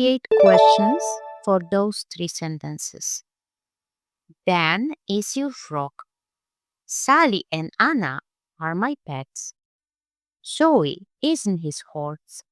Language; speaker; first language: English; non-native, fluent; Polish